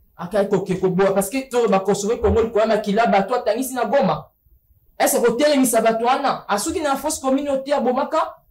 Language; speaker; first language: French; non-native, local second language; Lingala